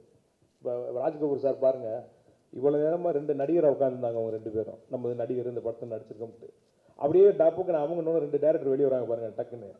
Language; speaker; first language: Tamil; native; Tamil